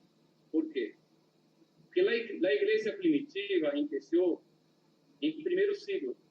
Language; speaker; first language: Spanish; non-native, learner; Portuguese